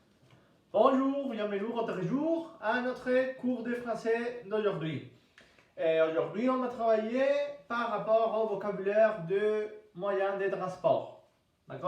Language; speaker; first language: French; non-native, fluent; Spanish